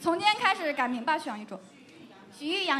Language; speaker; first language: Chinese; native; Chinese